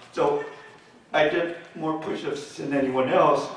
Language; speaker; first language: English; native; English